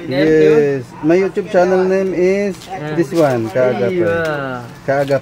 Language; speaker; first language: English; non-native, learner; Filipino